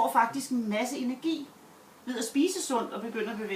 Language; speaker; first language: Danish; native; Danish